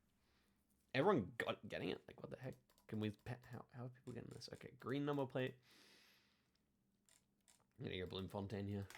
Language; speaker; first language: English; native; English